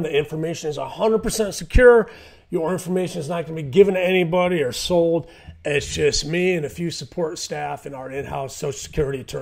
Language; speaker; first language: English; native; English